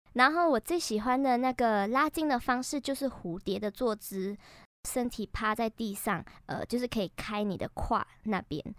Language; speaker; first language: Chinese; native; Chinese